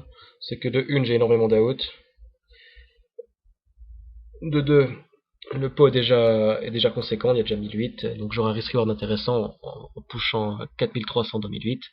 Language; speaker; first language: French; native; French